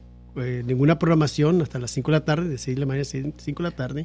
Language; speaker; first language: Spanish; native; Spanish